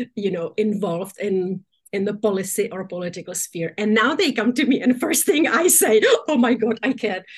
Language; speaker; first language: English; non-native, fluent; Czech